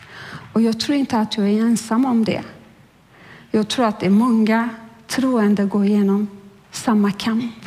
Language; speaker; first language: Swedish; non-native, fluent; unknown